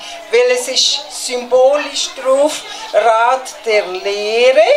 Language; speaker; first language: German; non-native, fluent; Tibetan